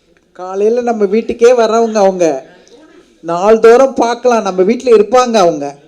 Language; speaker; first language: Tamil; native; Tamil